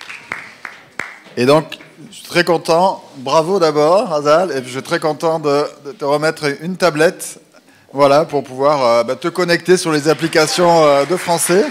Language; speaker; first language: French; native; French